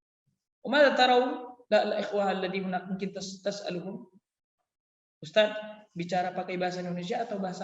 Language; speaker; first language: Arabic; non-native, fluent; Indonesian